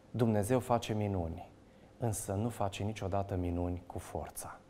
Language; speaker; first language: Romanian; native; Romanian